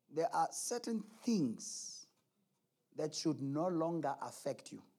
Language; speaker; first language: English; non-native, local second language; Zulu